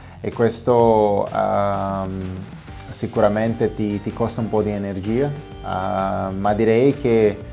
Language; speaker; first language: Italian; non-native, fluent; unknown